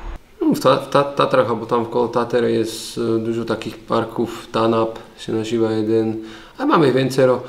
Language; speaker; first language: Polish; non-native, learner; Slovak